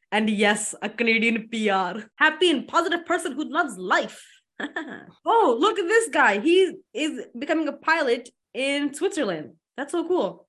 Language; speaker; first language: English; early bilingual, other home language; Punjabi